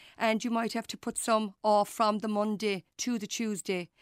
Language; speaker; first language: English; native; English